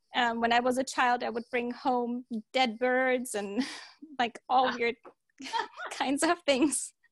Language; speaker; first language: English; early bilingual, heritage; German